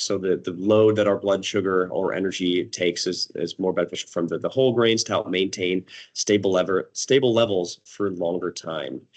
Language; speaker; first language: English; native; English